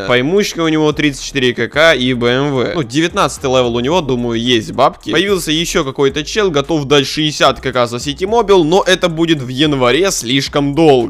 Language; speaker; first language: Russian; native; Russian